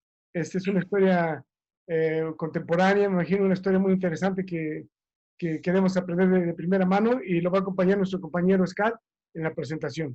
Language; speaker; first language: Spanish; native; Spanish